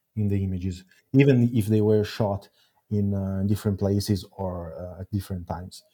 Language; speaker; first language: English; non-native, fluent; Italian